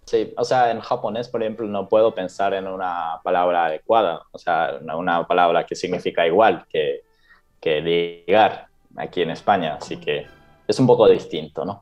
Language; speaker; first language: Spanish; non-native, fluent; Japanese